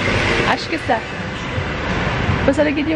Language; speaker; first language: Turkish; non-native, learner; Filipino